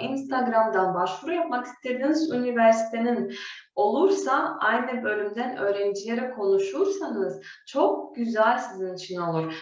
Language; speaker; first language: Turkish; non-native, fluent; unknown